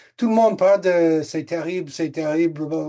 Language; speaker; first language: French; non-native, fluent; English